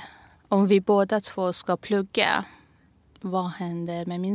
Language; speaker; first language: Swedish; non-native, fluent; Persian